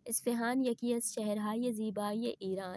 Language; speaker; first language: Persian; non-native, fluent; Urdu